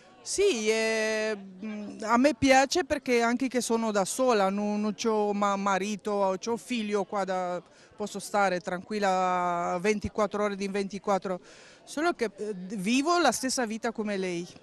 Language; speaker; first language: Italian; non-native, learner; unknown